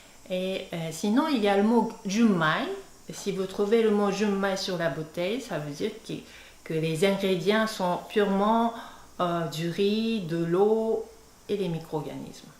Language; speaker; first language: French; non-native, fluent; Japanese